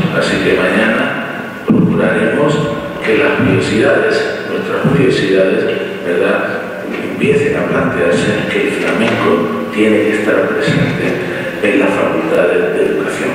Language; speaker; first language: Spanish; native; Spanish